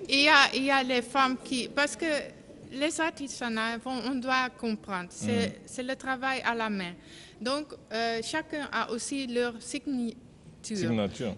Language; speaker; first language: French; non-native, learner; Dutch